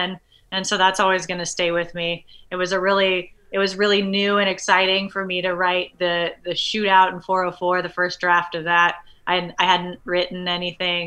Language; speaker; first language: English; native; English